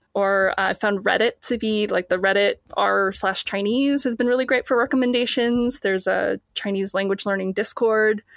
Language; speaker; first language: English; native; English